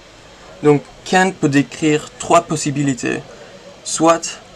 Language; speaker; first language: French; non-native, fluent; English